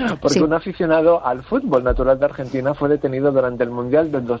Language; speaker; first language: Spanish; native; Spanish